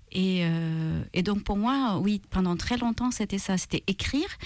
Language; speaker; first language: French; non-native, fluent; Maltese